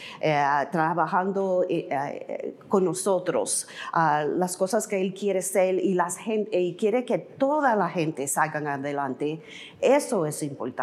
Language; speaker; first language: Spanish; early bilingual, heritage; English